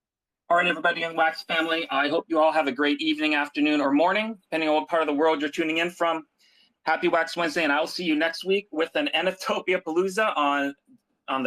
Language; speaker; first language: English; native; English